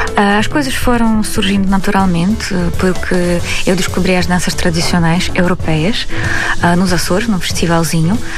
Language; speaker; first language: Portuguese; non-native, fluent; Belarusian